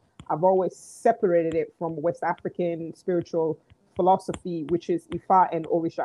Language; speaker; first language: English; native; English